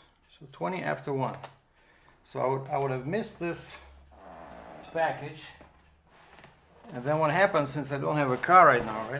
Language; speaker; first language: English; non-native, fluent; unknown